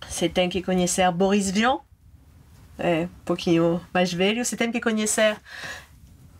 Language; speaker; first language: Portuguese; non-native, fluent; French